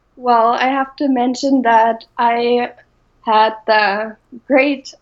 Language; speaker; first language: English; non-native, fluent; German